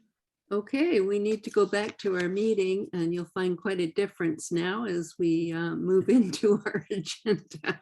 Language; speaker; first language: English; native; English